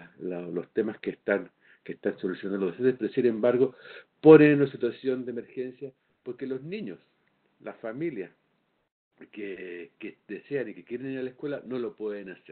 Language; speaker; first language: Spanish; native; Spanish